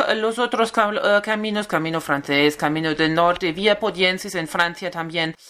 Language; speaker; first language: Spanish; non-native, learner; German